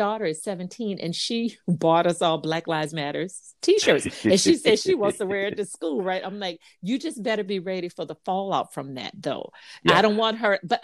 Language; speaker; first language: English; native; English